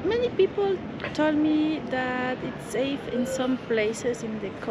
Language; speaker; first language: English; non-native, learner; Spanish